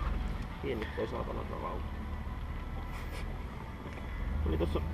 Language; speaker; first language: Finnish; native; Finnish